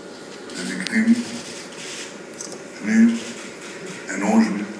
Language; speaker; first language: French; non-native, fluent; Hebrew